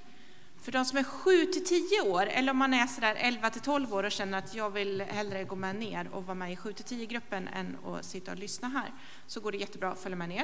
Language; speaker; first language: Swedish; native; Swedish